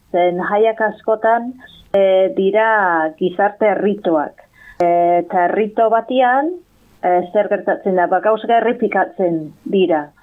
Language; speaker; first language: Basque; non-native, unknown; English